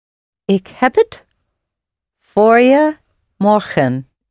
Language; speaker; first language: Dutch; non-native, learner; English